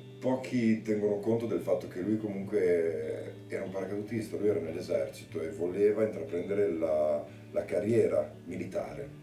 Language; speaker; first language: Italian; native; Italian